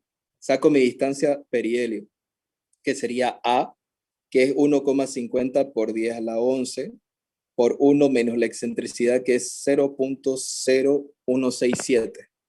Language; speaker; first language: Spanish; native; Spanish